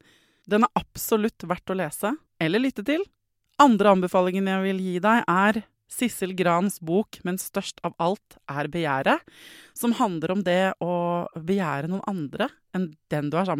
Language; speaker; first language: Norwegian; native; Norwegian